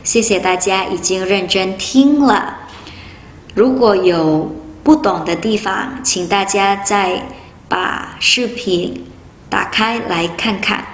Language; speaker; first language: Chinese; non-native, fluent; Indonesian